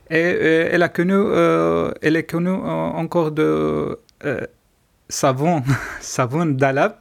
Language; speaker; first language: French; non-native, learner; Arabic